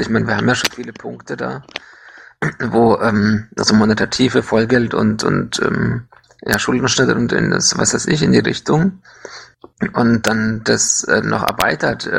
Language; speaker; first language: German; native; German